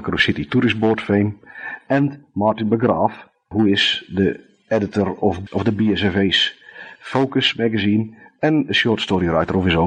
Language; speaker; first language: English; non-native, fluent; Dutch